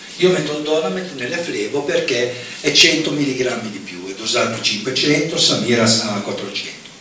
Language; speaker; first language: Italian; native; Italian